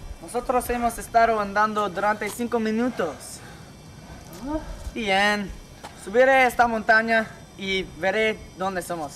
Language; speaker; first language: Spanish; non-native, learner; English